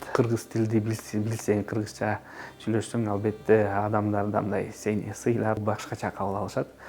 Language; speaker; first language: Kyrgyz; non-native, local second language; Russian